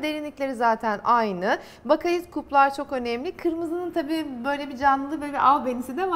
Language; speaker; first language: Turkish; native; Turkish